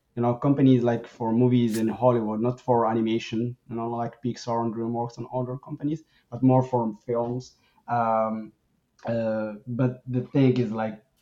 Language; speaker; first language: English; non-native, fluent; Arabic